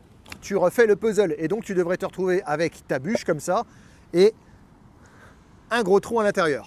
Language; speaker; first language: French; native; French